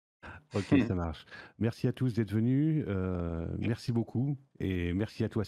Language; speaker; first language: French; native; French